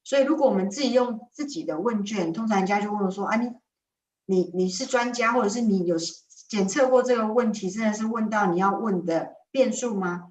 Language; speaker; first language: Chinese; native; Chinese